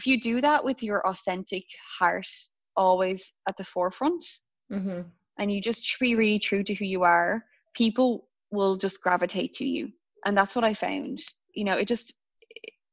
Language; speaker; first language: English; native; English